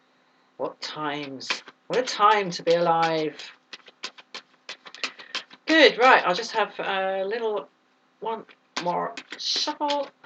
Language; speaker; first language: English; native; English